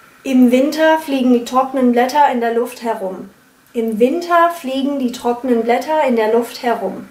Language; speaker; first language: German; non-native, fluent; English